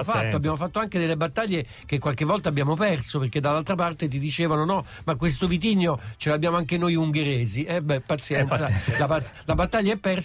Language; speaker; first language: Italian; native; Italian